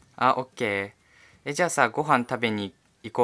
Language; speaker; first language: Japanese; native; Japanese